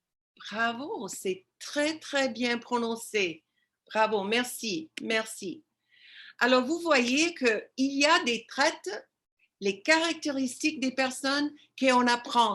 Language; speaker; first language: French; non-native, fluent; English